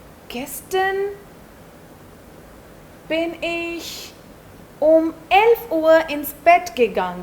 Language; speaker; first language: German; non-native, learner; Hindi